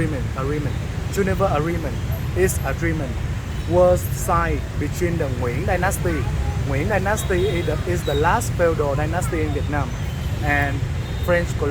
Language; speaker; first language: English; non-native, learner; Vietnamese